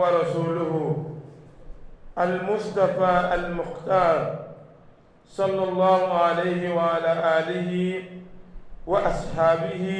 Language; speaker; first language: Arabic; non-native, fluent; Yoruba